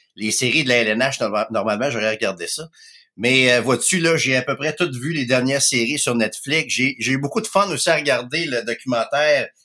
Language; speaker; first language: French; native; French